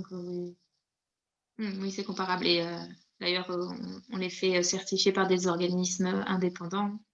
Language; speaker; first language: French; native; French